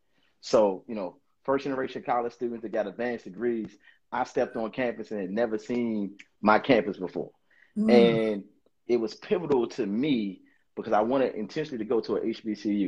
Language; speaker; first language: English; native; English